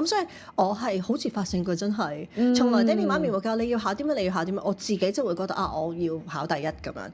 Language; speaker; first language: Cantonese; early bilingual, heritage; Cantonese